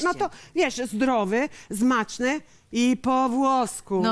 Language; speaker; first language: Polish; non-native, learner; Italian